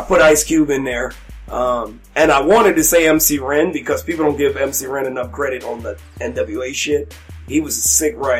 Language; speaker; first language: English; native; English